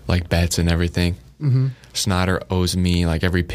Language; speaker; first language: English; native; English